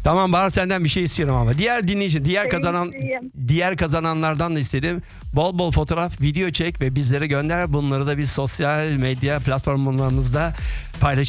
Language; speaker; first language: Turkish; early bilingual, heritage; Turkish